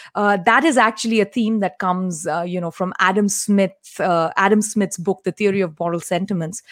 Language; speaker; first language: English; non-native, local second language; Tamil